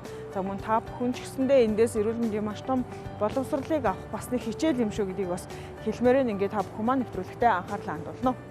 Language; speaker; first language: Mongolian; native; Mongolian